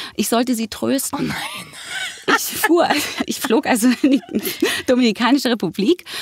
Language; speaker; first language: German; native; German